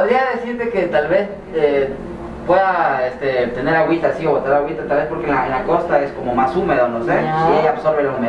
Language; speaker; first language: Spanish; native; Spanish